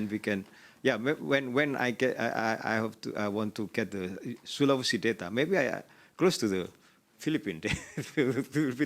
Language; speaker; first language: English; non-native, learner; Indonesian